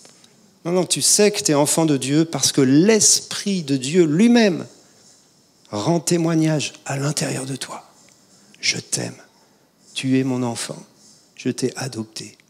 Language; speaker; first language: French; native; French